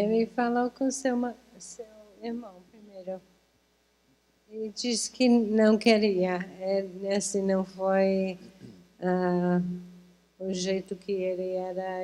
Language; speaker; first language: Portuguese; non-native, fluent; English